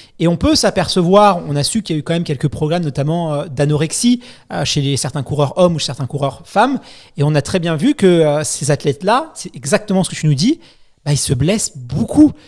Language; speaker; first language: French; native; French